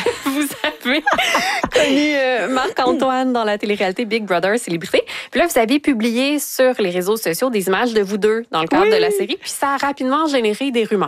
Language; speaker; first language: French; native; French